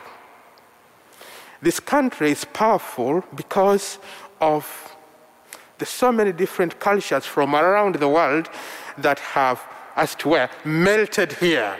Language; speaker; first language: English; non-native, local second language; Ganda